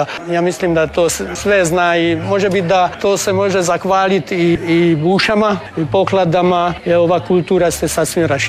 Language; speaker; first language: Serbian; early bilingual, heritage; Croatian